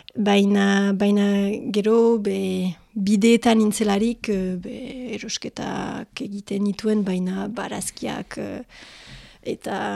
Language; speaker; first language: Basque; non-native, local second language; French